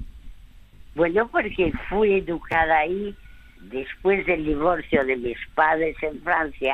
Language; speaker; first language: Spanish; early bilingual, other home language; French